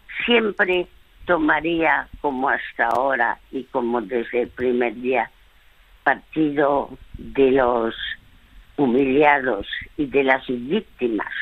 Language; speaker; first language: Spanish; early bilingual, other home language; French